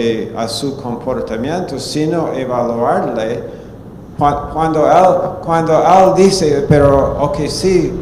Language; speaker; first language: Spanish; non-native, fluent; English